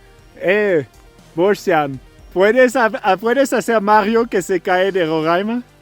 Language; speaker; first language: Spanish; non-native, learner; French